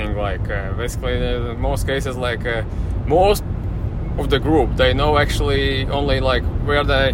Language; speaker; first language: English; non-native, fluent; Latvian